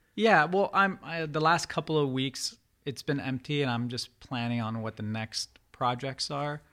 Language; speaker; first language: English; early bilingual, other home language; Persian